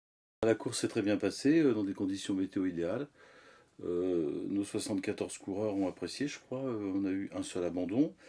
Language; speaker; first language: French; native; French